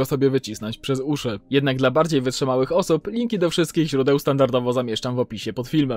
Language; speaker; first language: Polish; native; Polish